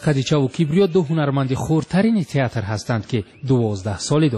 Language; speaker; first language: Tajik; native; Tajik